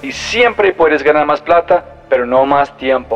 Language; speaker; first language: Spanish; non-native, fluent; English